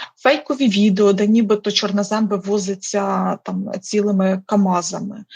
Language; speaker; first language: Ukrainian; native; Ukrainian